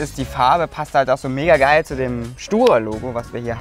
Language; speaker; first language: German; native; German